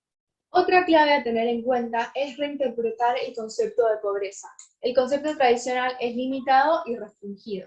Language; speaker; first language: Spanish; native; Spanish